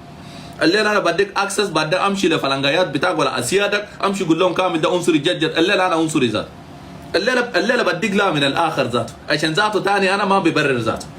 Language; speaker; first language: Arabic; native; Arabic